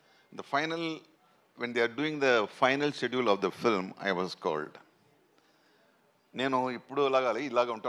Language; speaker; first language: Telugu; non-native, local second language; Tamil